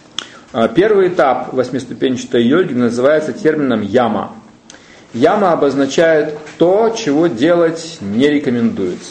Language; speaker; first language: Russian; native; Russian